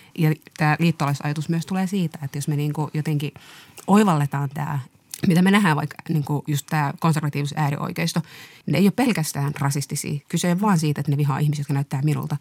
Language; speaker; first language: Finnish; early bilingual, other home language; Somali